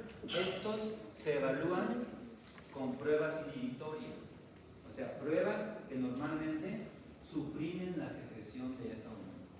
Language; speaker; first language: Spanish; native; Spanish